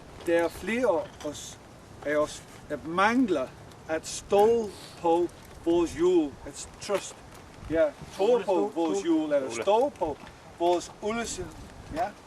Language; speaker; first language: Danish; non-native, fluent; English